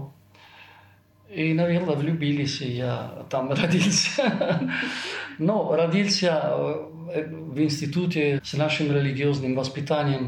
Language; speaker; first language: Russian; non-native, fluent; Italian